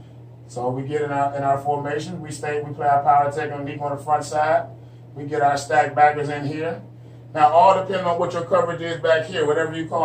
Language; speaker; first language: English; native; English